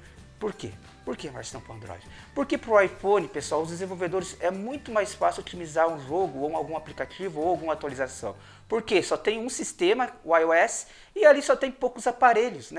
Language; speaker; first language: Portuguese; native; Portuguese